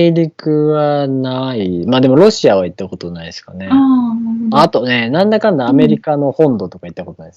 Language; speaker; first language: Japanese; native; Japanese